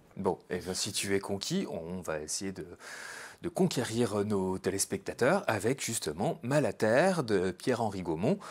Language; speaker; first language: French; native; French